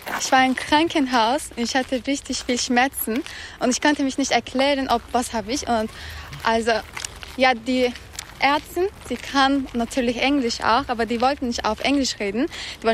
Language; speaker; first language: German; non-native, local second language; Turkish